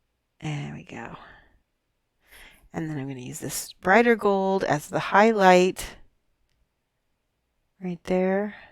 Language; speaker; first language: English; native; English